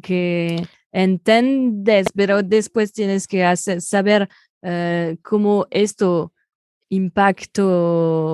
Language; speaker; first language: Spanish; non-native, fluent; French